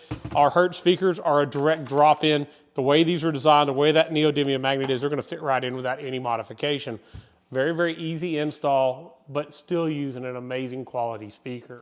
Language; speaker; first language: English; native; English